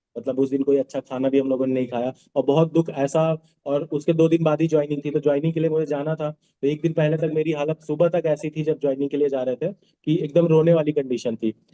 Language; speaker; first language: Hindi; non-native, local second language; Bhojpuri